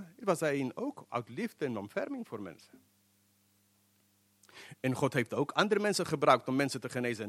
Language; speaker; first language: Dutch; non-native, fluent; English